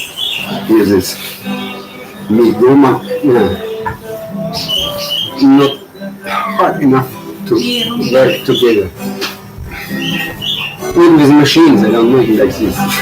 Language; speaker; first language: English; non-native, learner; German